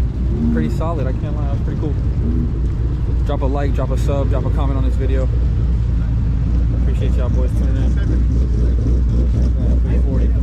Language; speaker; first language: English; native; English